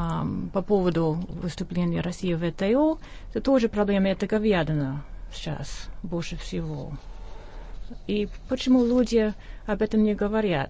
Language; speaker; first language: Russian; non-native, fluent; English